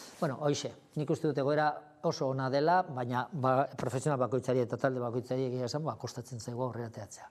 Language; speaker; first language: Basque; non-native, local second language; Spanish